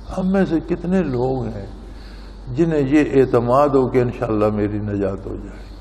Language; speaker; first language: Urdu; non-native, local second language; Punjabi